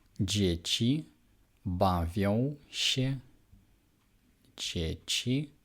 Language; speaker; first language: Polish; non-native, fluent; Ukrainian